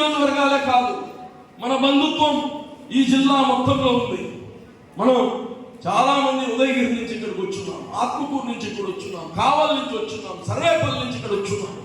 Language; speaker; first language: Telugu; native; Telugu